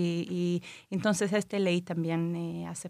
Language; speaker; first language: Spanish; non-native, fluent; Hebrew